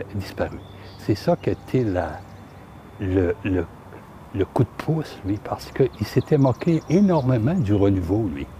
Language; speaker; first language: French; native; French